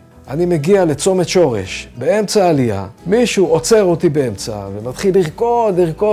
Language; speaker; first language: Hebrew; native; Hebrew